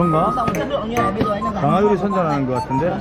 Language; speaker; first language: Korean; native; Korean